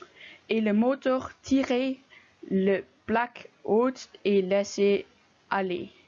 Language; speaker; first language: French; non-native, local second language; Dutch